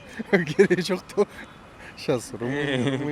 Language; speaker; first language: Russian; non-native, local second language; Kyrgyz